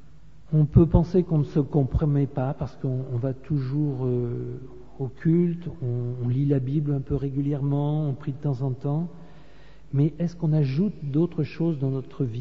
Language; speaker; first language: French; native; French